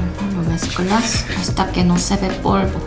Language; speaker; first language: Spanish; non-native, fluent; Korean